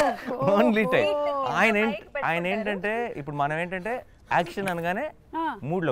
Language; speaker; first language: Telugu; native; Telugu